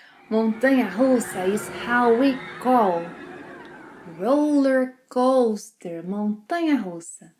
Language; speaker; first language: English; non-native, fluent; Portuguese